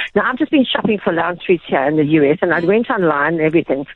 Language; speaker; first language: English; native; English